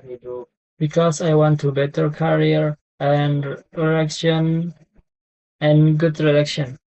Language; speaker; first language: English; non-native, learner; Indonesian